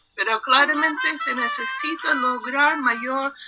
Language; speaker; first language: Spanish; non-native, fluent; English